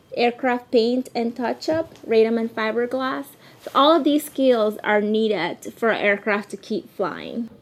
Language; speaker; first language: English; early bilingual, other home language; Spanish